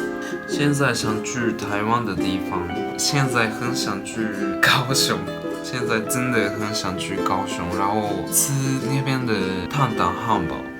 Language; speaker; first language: Chinese; non-native, fluent; Japanese